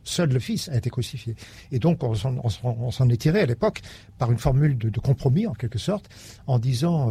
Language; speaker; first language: French; native; French